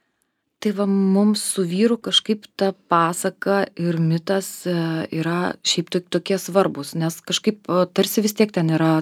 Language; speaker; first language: Lithuanian; native; Lithuanian